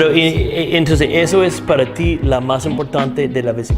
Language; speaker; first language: Spanish; non-native, fluent; English